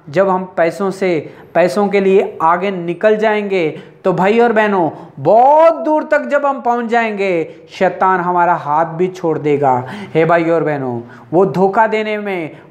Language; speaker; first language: Hindi; non-native, local second language; Telugu